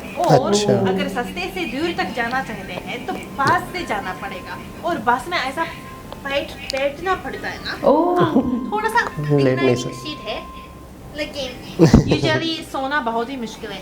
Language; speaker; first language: Hindi; non-native, fluent; Japanese